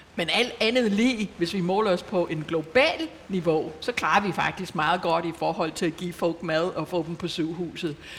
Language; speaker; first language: Danish; non-native, fluent; English